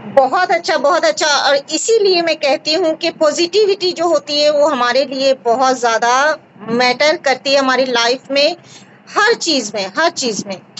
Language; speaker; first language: Hindi; native; Hindi